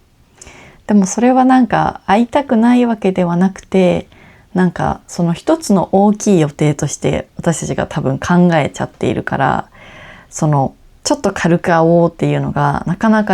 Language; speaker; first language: Japanese; native; Japanese